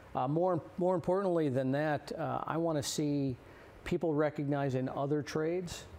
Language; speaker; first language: English; native; English